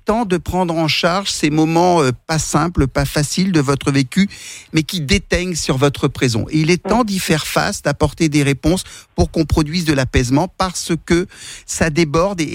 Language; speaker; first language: French; native; French